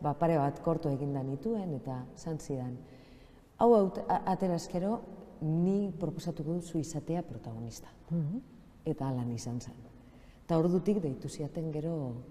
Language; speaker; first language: Basque; non-native, local second language; Spanish